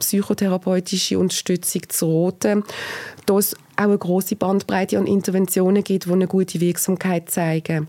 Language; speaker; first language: German; native; German